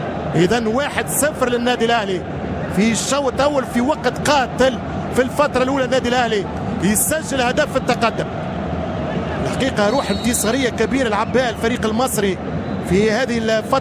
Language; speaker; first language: Arabic; native; Arabic